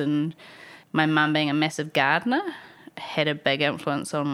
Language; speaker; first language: English; native; English